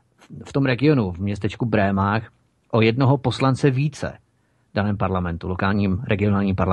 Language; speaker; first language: Czech; native; Czech